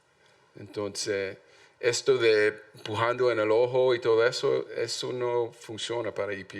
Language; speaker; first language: Spanish; non-native, learner; English